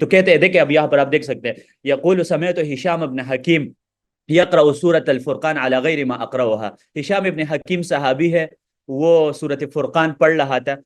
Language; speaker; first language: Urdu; non-native, local second language; Pashto